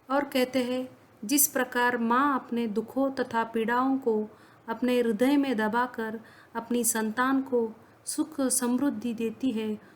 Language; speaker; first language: Hindi; non-native, local second language; Kannada